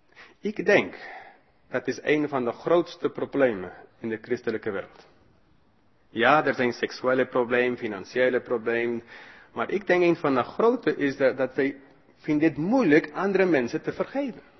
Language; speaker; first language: Dutch; non-native, fluent; English